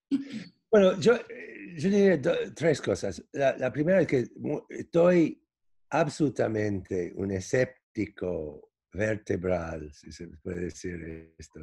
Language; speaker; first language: Spanish; non-native, fluent; English